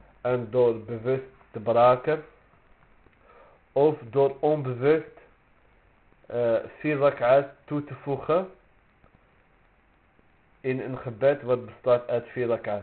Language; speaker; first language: Dutch; early bilingual, other home language; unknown